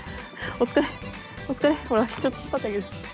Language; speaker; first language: Japanese; native; Japanese